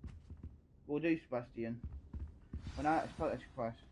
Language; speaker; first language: English; native; English